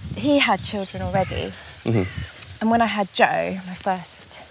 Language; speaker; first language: English; native; English